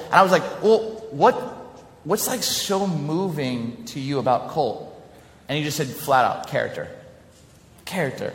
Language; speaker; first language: English; native; English